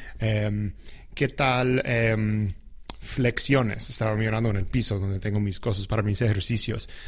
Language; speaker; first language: Spanish; non-native, fluent; English